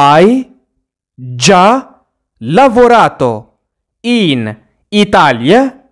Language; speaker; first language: Italian; non-native, fluent; Arabic